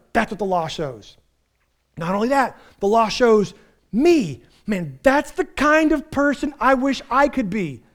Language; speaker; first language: English; native; English